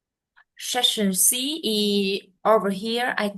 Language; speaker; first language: English; non-native, learner; Vietnamese